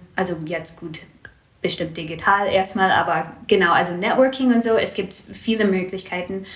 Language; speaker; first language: German; non-native, fluent; English